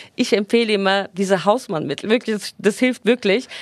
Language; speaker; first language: German; non-native, fluent; Turkish